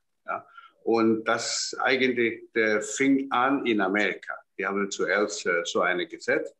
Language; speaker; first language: German; non-native, fluent; Chinese